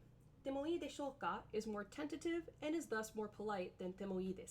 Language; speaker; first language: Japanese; non-native, fluent; English